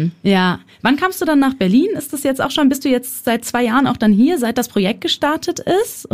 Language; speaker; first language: German; native; German